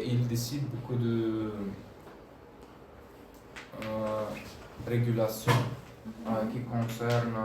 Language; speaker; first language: French; non-native, learner; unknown